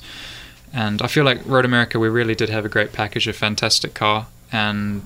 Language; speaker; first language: English; native; English